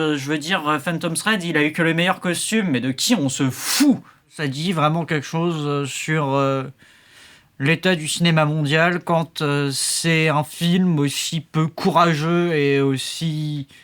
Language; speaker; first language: French; native; French